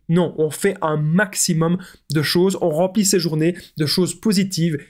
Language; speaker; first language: French; native; French